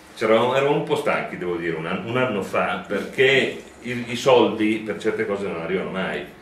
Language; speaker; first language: Italian; native; Italian